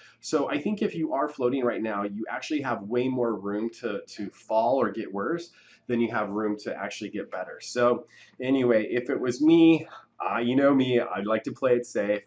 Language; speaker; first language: English; native; English